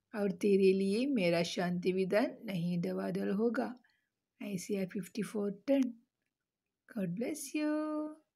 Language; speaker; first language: Hindi; non-native, local second language; Malayalam